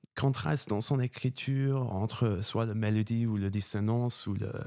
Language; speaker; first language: French; non-native, fluent; English